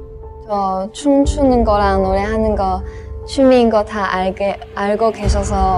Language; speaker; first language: Korean; non-native, learner; Chinese